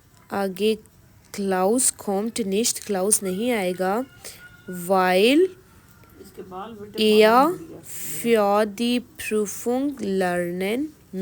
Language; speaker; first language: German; non-native, fluent; Urdu